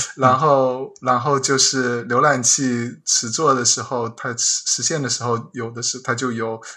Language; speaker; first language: Chinese; native; Chinese